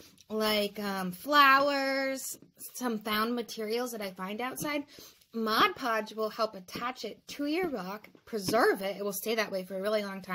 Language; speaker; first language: English; native; English